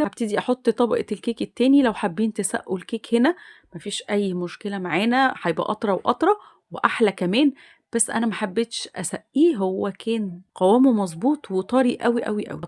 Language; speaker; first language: Arabic; native; Arabic